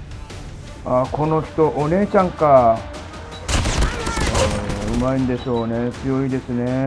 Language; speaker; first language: Japanese; native; Japanese